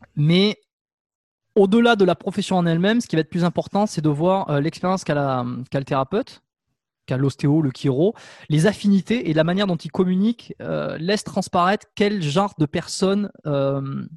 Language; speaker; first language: French; native; French